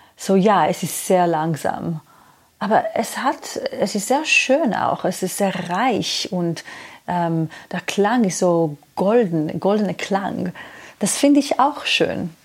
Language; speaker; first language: German; non-native, fluent; Hebrew